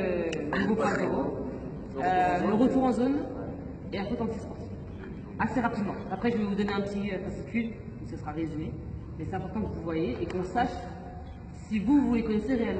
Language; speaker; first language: French; native; French